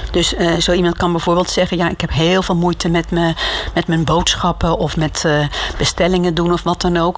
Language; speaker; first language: Dutch; native; Dutch